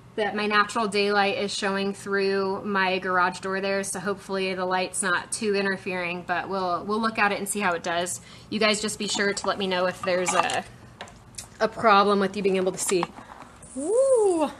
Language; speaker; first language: English; native; English